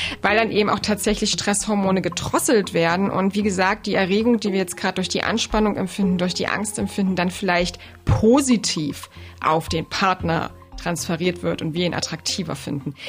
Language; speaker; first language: German; native; German